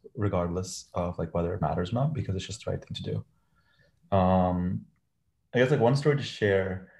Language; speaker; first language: English; early bilingual, other home language; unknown